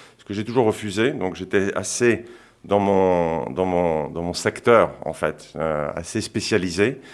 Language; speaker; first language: French; early bilingual, other home language; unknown